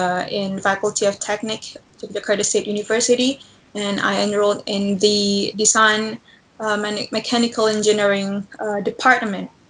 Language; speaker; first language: English; non-native, learner; Indonesian